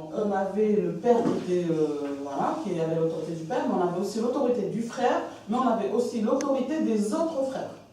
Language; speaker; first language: French; early bilingual, other home language; Arabic